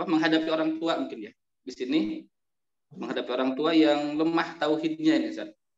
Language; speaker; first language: Indonesian; native; Indonesian